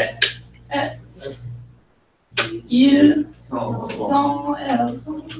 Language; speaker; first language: French; non-native, fluent; English